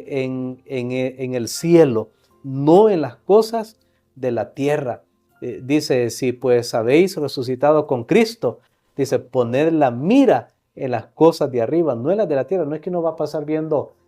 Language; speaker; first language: Spanish; native; Spanish